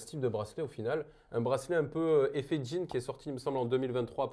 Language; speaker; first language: French; native; French